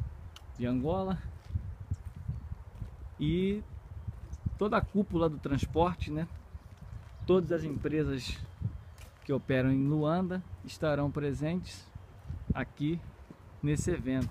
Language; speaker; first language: Portuguese; native; Portuguese